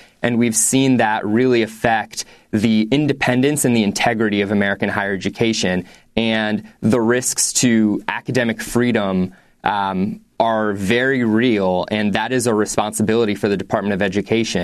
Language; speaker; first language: English; native; English